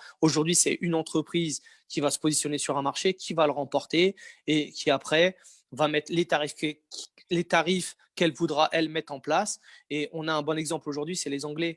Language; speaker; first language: French; native; French